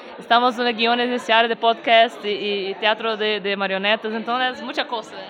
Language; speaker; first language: Spanish; non-native, fluent; Portuguese